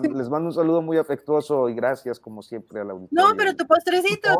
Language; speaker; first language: Spanish; native; Spanish